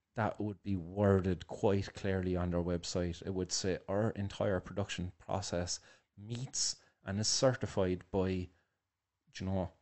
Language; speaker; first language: English; native; English